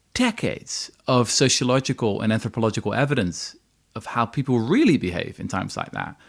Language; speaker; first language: English; non-native, fluent; Dutch